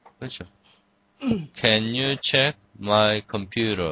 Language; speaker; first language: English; non-native, fluent; Korean